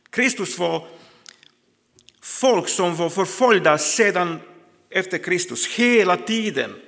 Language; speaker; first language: Swedish; non-native, fluent; Croatian